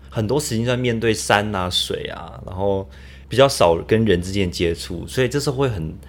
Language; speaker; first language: Chinese; native; Chinese